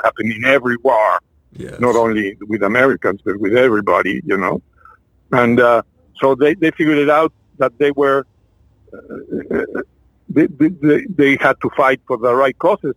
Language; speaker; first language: English; non-native, fluent; French